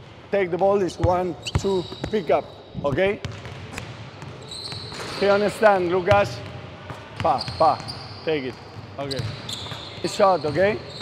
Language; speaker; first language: English; non-native, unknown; Spanish